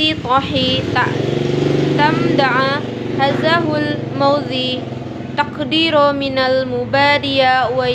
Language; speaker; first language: Arabic; non-native, learner; Indonesian